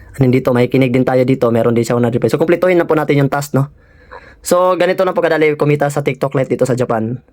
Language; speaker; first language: Filipino; non-native, local second language; Cebuano